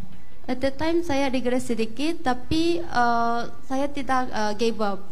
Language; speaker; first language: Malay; non-native, fluent; Korean